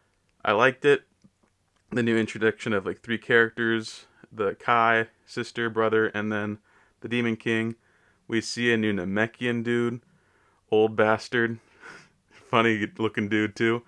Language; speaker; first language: English; native; English